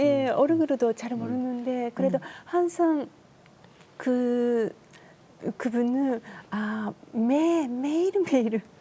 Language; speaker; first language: Korean; non-native, learner; Japanese